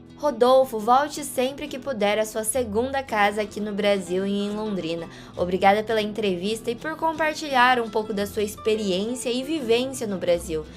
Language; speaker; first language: Portuguese; native; Portuguese